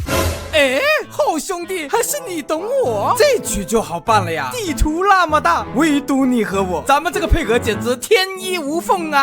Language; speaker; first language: Chinese; native; Chinese